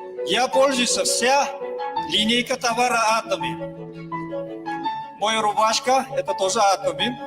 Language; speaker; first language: Russian; non-native, learner; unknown